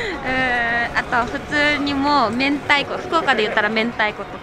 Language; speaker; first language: Japanese; early bilingual, other home language; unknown